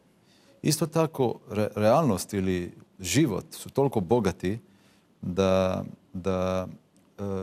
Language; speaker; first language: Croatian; non-native, fluent; Hebrew